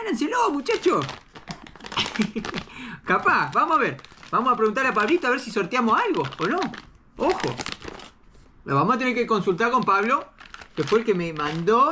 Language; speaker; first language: Spanish; native; Spanish